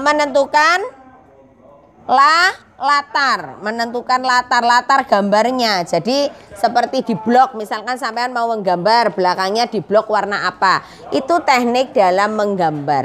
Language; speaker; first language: Indonesian; non-native, local second language; Javanese